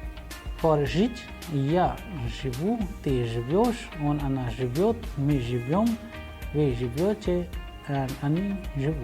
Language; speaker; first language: Russian; non-native, fluent; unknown